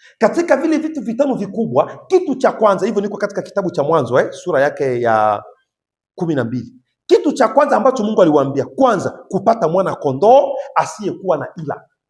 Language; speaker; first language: Swahili; native; Swahili